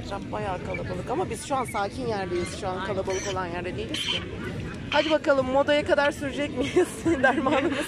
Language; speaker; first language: Turkish; native; Turkish